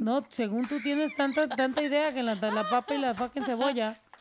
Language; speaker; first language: Spanish; early bilingual, heritage; Spanish